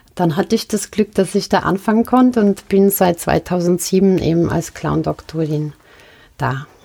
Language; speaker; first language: German; native; German